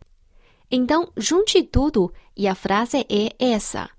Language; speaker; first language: Portuguese; non-native, fluent; Chinese